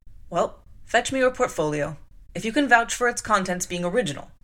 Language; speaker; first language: English; native; English